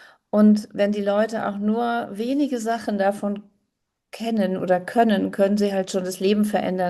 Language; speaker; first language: German; native; German